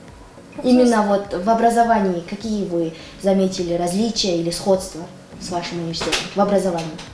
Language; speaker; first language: Russian; non-native, local second language; Kazakh